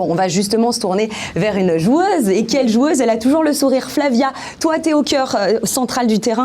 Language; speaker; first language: French; native; French